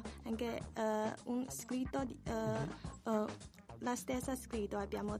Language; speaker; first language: Italian; non-native, learner; Chinese